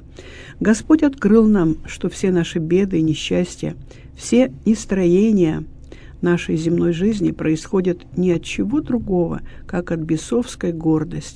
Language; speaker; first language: Russian; native; Russian